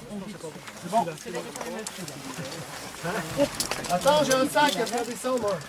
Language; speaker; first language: French; native; French